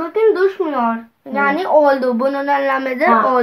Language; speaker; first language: Turkish; non-native, learner; Urdu